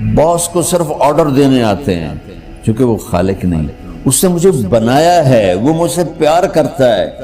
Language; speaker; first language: Urdu; non-native, local second language; Punjabi